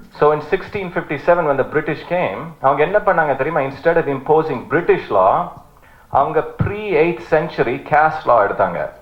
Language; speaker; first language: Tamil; early bilingual, heritage; Tamil